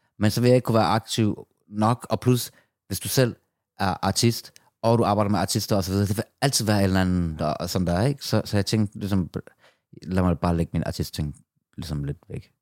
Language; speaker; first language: Danish; early bilingual, other home language; Persian